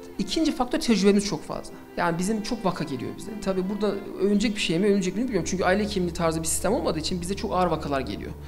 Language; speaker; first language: Turkish; early bilingual, heritage; Turkish